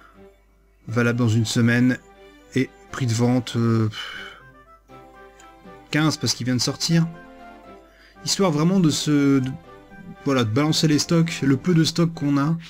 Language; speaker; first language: French; native; French